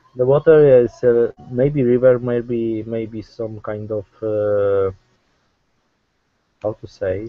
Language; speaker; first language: English; non-native, learner; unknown